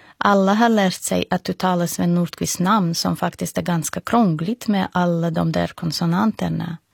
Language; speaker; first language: Swedish; non-native, fluent; Russian